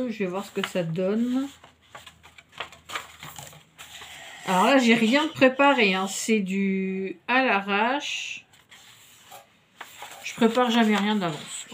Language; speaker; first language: French; native; French